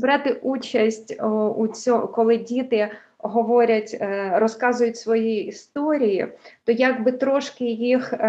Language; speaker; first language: Ukrainian; early bilingual, heritage; English